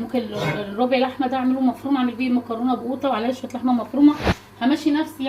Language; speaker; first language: Arabic; native; Arabic